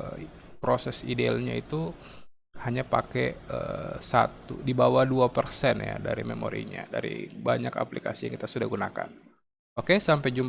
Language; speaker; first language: Indonesian; native; Indonesian